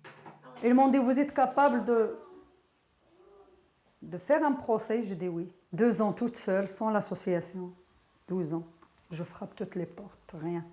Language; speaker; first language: French; non-native, learner; Arabic